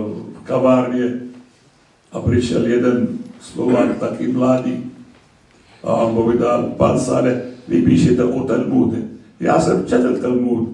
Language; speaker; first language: Slovak; non-native, fluent; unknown